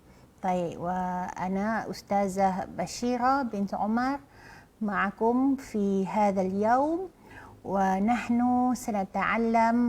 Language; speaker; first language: Arabic; non-native, fluent; Malay